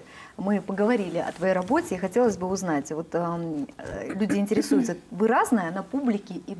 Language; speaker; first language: Russian; native; Russian